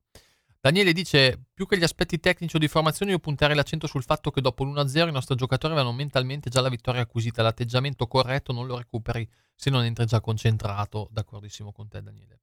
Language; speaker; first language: Italian; native; Italian